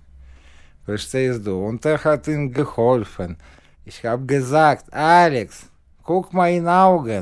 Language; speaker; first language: German; non-native, learner; Russian